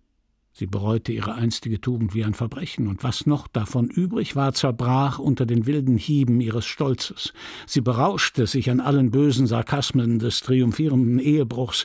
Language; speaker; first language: German; native; German